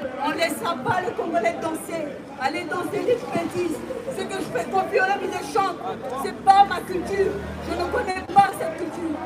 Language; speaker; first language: French; non-native, local second language; Lingala